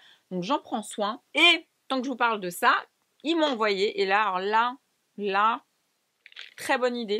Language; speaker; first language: French; native; French